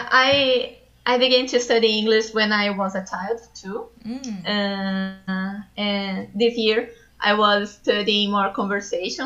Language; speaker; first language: English; non-native, learner; Portuguese